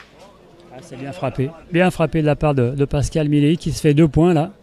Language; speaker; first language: French; native; French